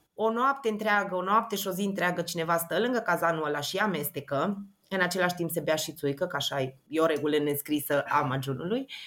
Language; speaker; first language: Romanian; native; Romanian